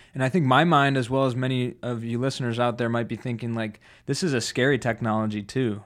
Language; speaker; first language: English; native; English